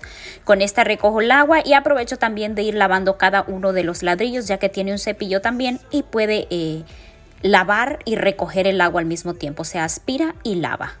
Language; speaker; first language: Spanish; native; Spanish